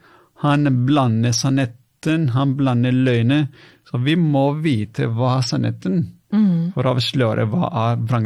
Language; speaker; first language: Norwegian; non-native, fluent; Italian